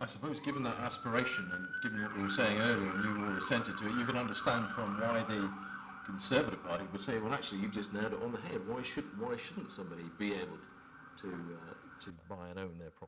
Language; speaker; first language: English; native; English